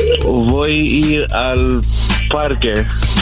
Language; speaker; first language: Spanish; non-native, learner; English